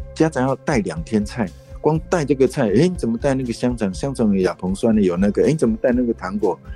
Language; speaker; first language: Chinese; non-native, local second language; Amis